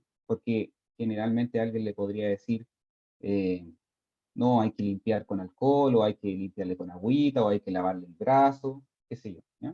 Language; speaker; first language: Spanish; native; Spanish